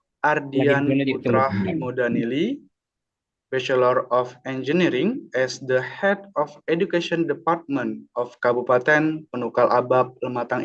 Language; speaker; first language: English; non-native, learner; Indonesian